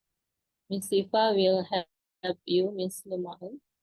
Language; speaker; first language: English; non-native, fluent; Indonesian